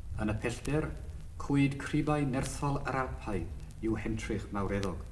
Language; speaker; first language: Welsh; non-native, local second language; English